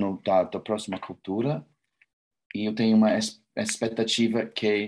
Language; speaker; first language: Portuguese; non-native, learner; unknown